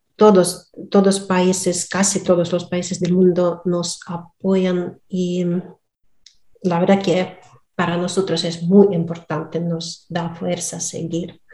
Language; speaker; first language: Spanish; non-native, learner; Russian